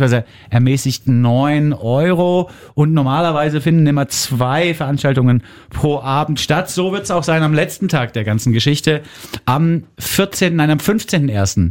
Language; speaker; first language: German; native; German